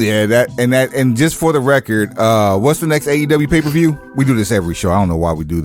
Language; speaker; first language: English; native; English